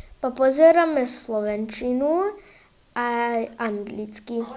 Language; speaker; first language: Slovak; non-native, local second language; Serbian